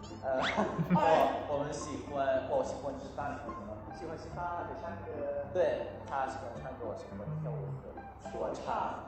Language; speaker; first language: Chinese; non-native, learner; Thai